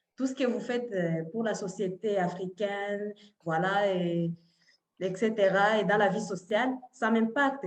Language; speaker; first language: French; non-native, local second language; Swahili